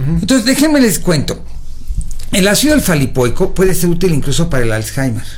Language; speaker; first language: Spanish; native; Spanish